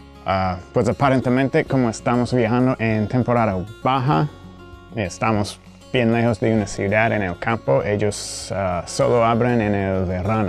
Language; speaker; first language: Spanish; non-native, fluent; English